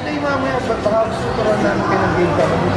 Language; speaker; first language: Filipino; native; Filipino